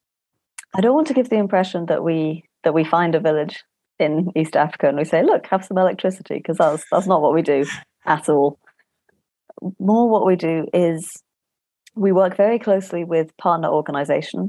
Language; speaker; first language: English; native; English